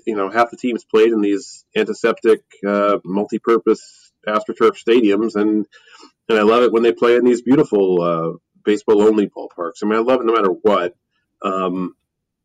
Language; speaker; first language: English; native; English